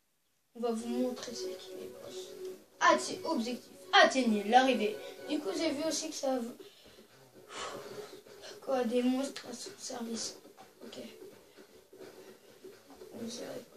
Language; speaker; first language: French; native; French